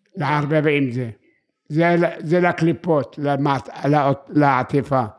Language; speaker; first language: Hebrew; non-native, fluent; Arabic